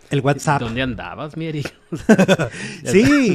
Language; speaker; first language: Spanish; native; Spanish